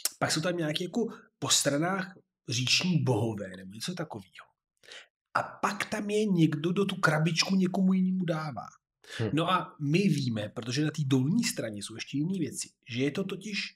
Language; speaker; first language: Czech; non-native, fluent; Italian